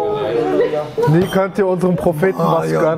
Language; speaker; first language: German; native; German